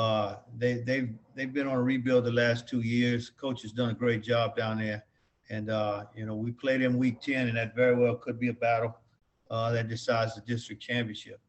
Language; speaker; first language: English; native; English